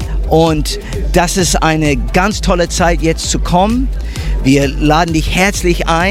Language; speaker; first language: German; non-native, fluent; English